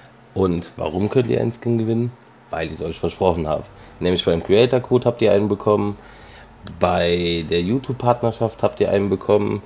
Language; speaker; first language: German; native; German